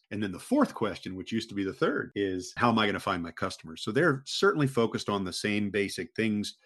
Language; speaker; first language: English; native; English